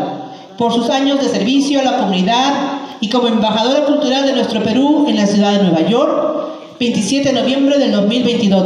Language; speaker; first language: Spanish; native; Spanish